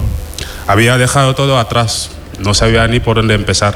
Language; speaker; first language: Spanish; non-native, fluent; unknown